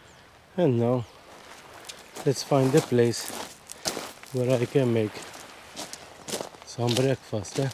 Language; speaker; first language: English; non-native, local second language; Maltese